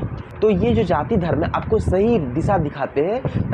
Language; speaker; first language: Hindi; native; Hindi